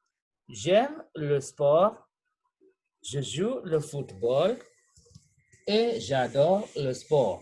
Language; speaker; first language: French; non-native, learner; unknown